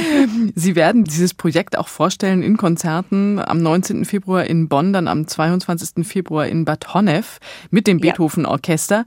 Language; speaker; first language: German; native; German